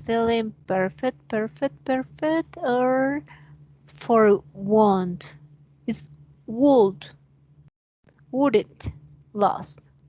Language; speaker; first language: English; non-native, learner; Spanish